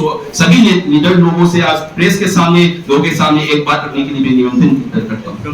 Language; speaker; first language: Hindi; non-native, local second language; Manipuri